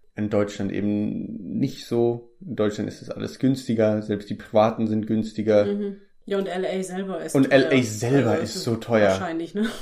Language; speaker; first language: German; native; German